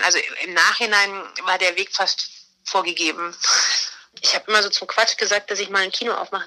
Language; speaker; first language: German; native; German